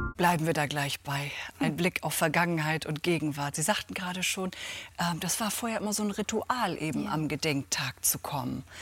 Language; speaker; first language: German; native; German